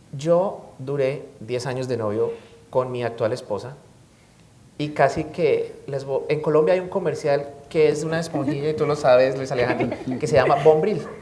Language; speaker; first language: Spanish; native; Spanish